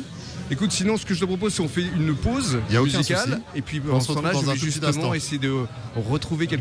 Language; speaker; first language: French; native; French